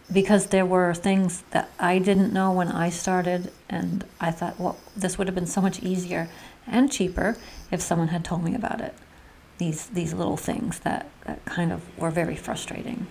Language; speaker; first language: English; native; English